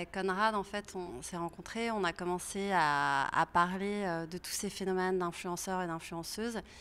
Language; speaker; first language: French; native; French